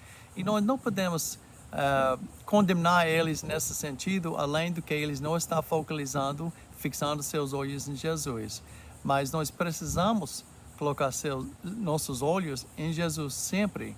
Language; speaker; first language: Portuguese; non-native, fluent; English